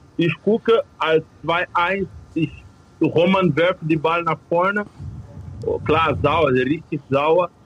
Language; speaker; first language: German; non-native, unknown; Portuguese